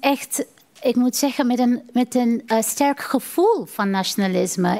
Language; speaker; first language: Dutch; non-native, fluent; Tamil